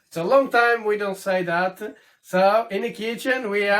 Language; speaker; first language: English; non-native, learner; Portuguese